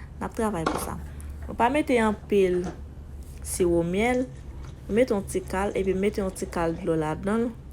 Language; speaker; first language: French; non-native, learner; Haitian Creole